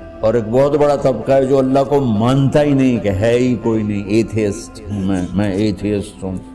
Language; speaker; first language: Urdu; non-native, local second language; Punjabi